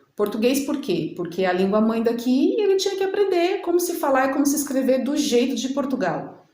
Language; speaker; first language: Portuguese; native; Portuguese